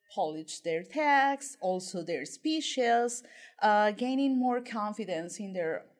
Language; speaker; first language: English; non-native, fluent; Spanish